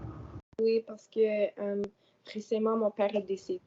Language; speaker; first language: French; non-native, local second language; English